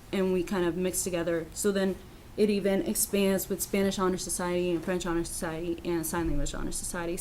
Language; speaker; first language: English; non-native, fluent; Spanish